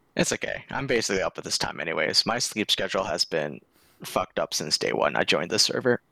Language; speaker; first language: English; early bilingual, other home language; Korean